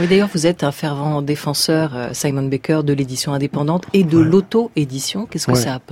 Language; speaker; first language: French; native; French